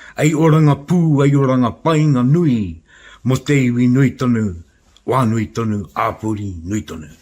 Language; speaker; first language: Māori; native; Māori